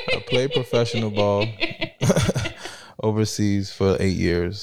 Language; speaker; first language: English; early bilingual, other home language; Italian